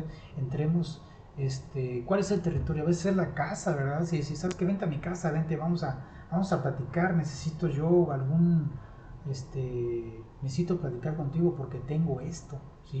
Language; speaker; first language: Spanish; native; Spanish